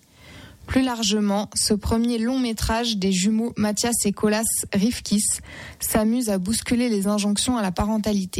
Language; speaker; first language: French; native; French